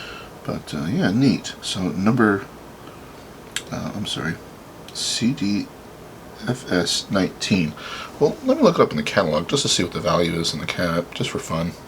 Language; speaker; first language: English; native; English